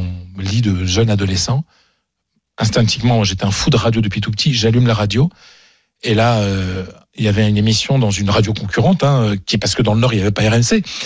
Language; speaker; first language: French; native; French